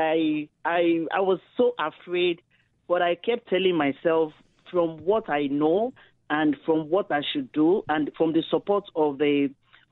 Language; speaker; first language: English; non-native, local second language; Yoruba